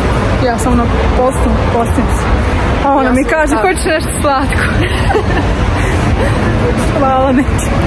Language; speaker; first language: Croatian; non-native, fluent; Russian